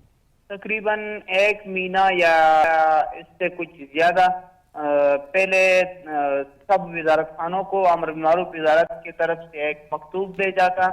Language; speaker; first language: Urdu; non-native, learner; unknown